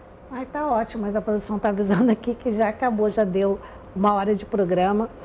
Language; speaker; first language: Portuguese; native; Portuguese